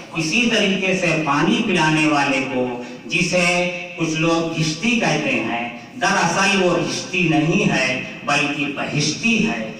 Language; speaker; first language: Urdu; native; Urdu